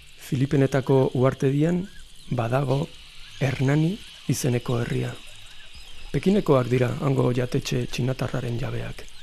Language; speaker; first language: Basque; native; Basque